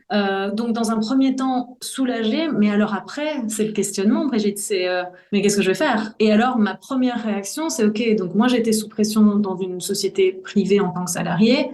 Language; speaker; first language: French; early bilingual, other home language; Spanish